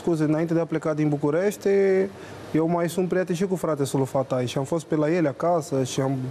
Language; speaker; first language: Romanian; non-native, fluent; Portuguese